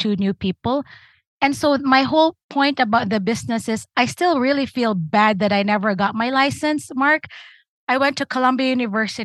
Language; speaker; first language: English; non-native, local second language; Cebuano